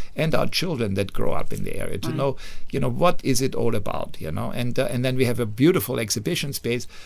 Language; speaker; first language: English; non-native, fluent; German